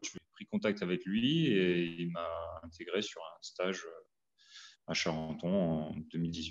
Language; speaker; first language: French; native; French